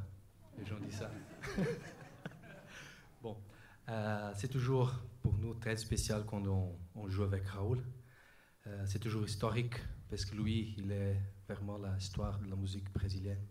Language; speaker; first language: French; non-native, learner; Portuguese